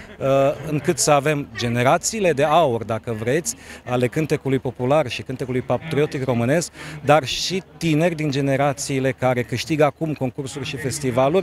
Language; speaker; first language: Romanian; native; Romanian